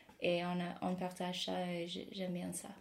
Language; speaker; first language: French; non-native, fluent; English